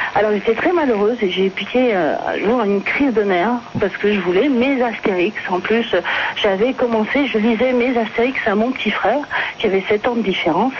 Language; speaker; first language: French; early bilingual, other home language; Portuguese